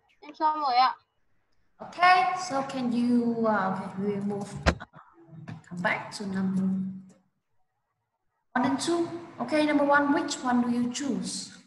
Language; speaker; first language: English; non-native, fluent; Vietnamese